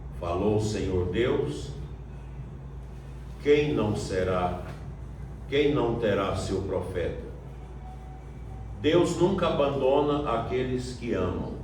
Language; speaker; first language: Portuguese; native; Portuguese